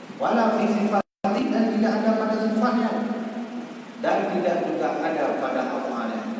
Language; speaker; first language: Malay; non-native, local second language; Achinese